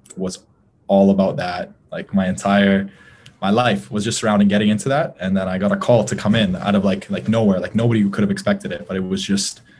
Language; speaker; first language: English; native; English